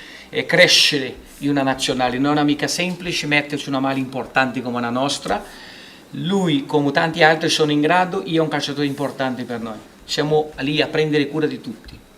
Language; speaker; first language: Italian; non-native, fluent; Portuguese